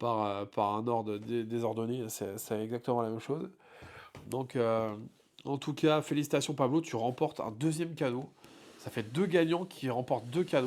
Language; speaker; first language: French; native; French